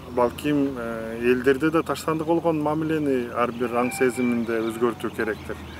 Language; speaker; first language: Kyrgyz; native; Kyrgyz